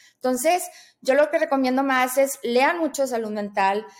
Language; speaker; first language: Spanish; native; Spanish